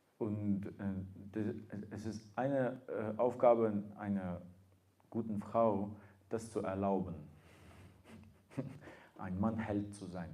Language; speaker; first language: German; non-native, fluent; Russian